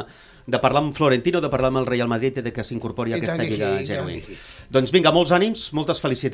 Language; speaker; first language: Catalan; native; Catalan